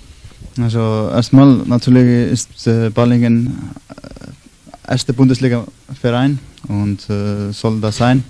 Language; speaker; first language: German; non-native, learner; Icelandic